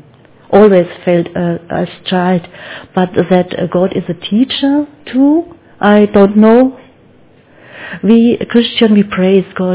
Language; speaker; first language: English; non-native, learner; German